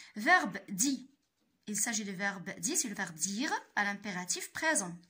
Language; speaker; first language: French; non-native, local second language; Arabic